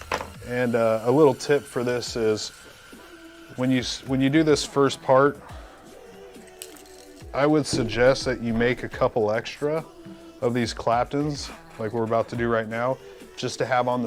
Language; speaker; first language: English; native; English